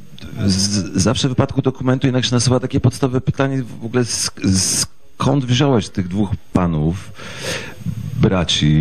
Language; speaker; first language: Polish; native; Polish